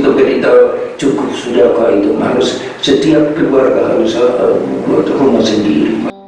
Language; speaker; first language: Indonesian; non-native, fluent; Hungarian